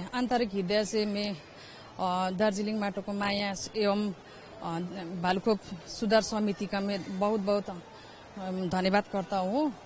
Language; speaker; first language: Hindi; non-native, local second language; Nepali